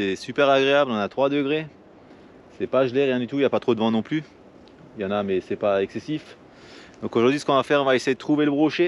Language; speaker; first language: French; native; French